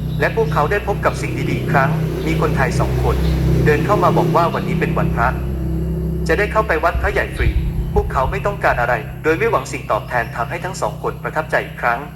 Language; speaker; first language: Thai; native; Thai